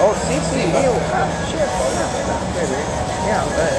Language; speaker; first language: Italian; non-native, learner; English